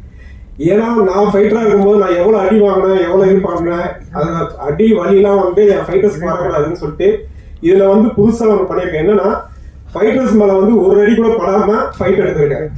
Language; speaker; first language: Tamil; native; Tamil